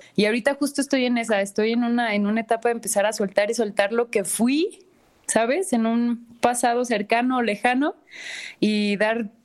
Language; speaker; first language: Spanish; native; Spanish